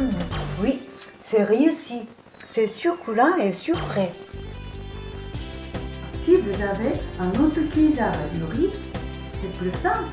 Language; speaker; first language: French; non-native, fluent; Japanese